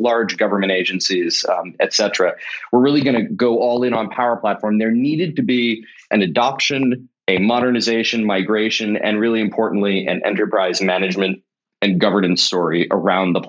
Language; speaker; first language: English; native; English